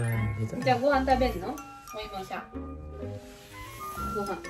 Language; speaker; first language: Japanese; native; Japanese